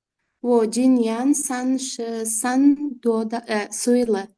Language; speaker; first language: Chinese; non-native, learner; Uzbek